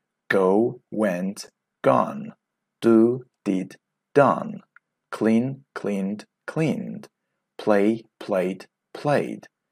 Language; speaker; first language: English; non-native, fluent; Azerbaijani